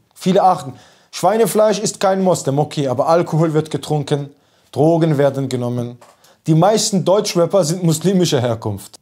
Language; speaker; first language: German; early bilingual, other home language; Turkish